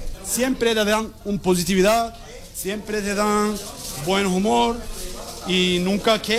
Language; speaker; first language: Spanish; non-native, learner; Turkish